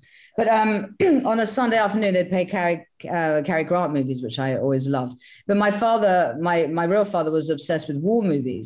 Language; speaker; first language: English; native; English